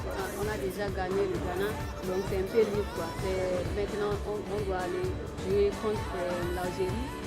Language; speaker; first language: French; non-native, learner; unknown